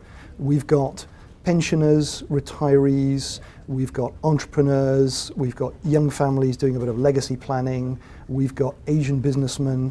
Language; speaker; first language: English; native; English